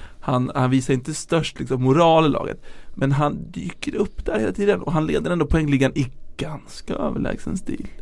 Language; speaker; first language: Swedish; native; Swedish